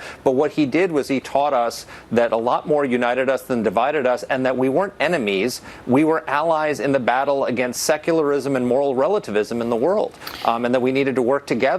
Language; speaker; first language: English; native; English